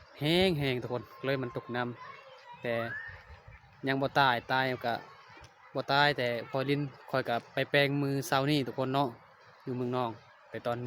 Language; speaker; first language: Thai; non-native, local second language; Northeastern Thai